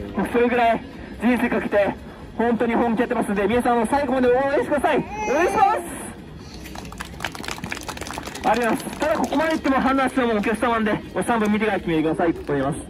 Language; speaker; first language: Japanese; native; Japanese